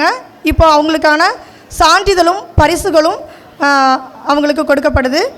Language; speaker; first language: Tamil; native; Tamil